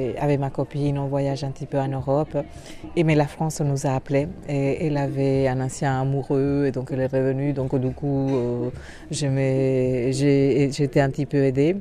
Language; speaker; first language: French; non-native, fluent; Spanish